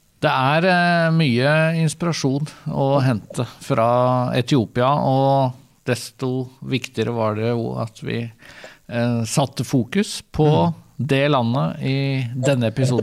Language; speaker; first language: Norwegian; native; Norwegian